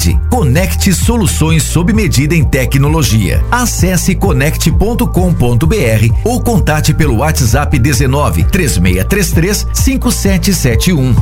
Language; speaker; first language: Portuguese; native; Portuguese